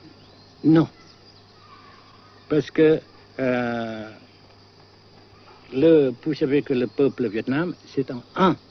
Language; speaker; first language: French; non-native, local second language; Vietnamese